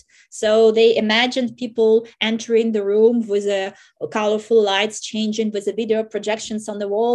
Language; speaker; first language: English; non-native, fluent; Russian